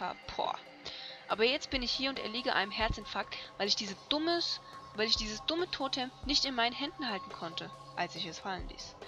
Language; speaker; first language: German; native; German